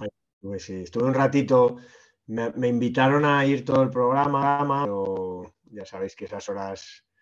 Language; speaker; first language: Spanish; native; Spanish